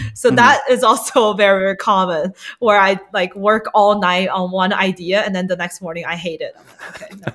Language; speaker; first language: English; early bilingual, other home language; Chinese